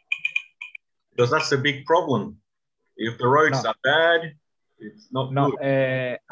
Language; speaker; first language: English; non-native, fluent; Spanish